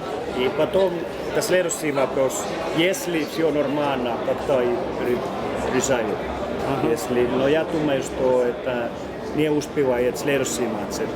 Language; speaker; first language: Russian; non-native, learner; Finnish